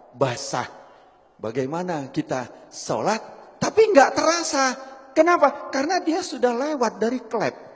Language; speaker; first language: Indonesian; non-native, local second language; Javanese